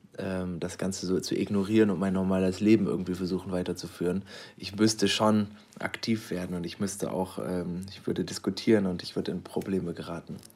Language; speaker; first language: German; native; German